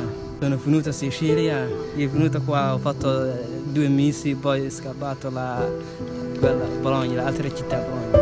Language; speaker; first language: Italian; non-native, learner; Somali